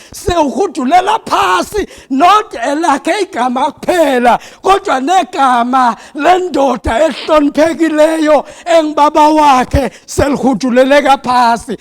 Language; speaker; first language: Zulu; non-native, local second language; South Ndebele